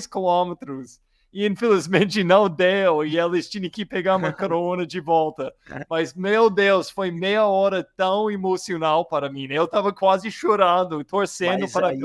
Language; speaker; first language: Portuguese; non-native, learner; English